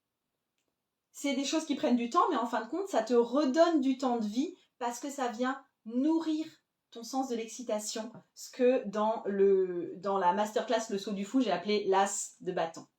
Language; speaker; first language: French; native; French